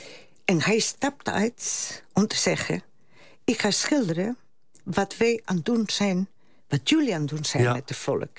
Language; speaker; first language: Dutch; non-native, fluent; Spanish